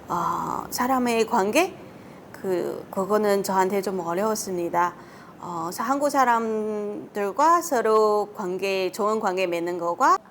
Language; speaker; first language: Korean; non-native, learner; Chinese